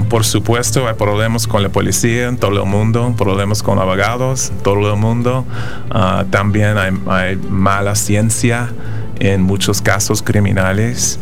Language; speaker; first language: Spanish; non-native, fluent; English